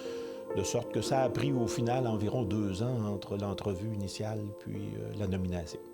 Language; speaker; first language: French; native; French